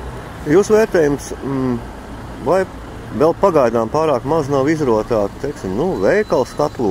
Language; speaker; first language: Latvian; native; Latvian